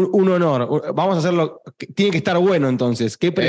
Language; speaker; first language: Spanish; native; Spanish